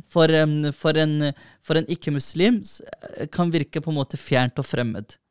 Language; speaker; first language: Norwegian; early bilingual, other home language; Somali